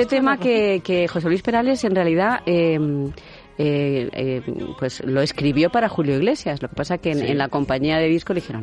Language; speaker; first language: Spanish; native; Spanish